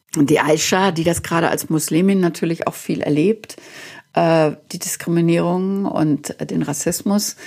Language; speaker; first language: German; native; German